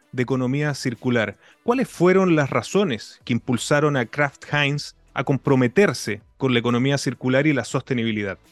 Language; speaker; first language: Spanish; native; Spanish